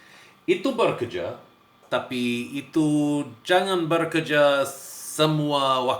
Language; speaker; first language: Indonesian; non-native, learner; English